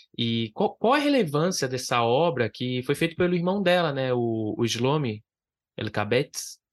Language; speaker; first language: Portuguese; native; Portuguese